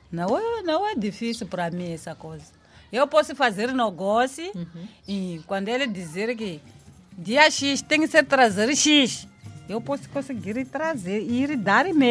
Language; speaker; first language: Portuguese; non-native, local second language; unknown